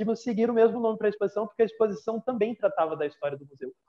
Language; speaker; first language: Portuguese; native; Portuguese